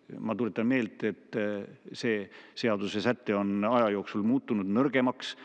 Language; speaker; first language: Estonian; native; Estonian